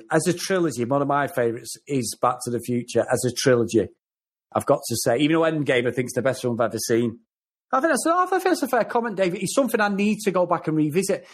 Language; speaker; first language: English; native; English